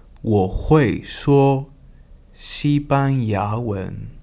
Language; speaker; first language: Chinese; non-native, fluent; Spanish